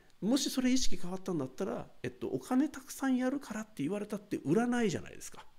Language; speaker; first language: Japanese; native; Japanese